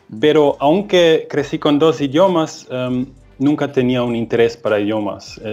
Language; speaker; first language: Spanish; non-native, fluent; Russian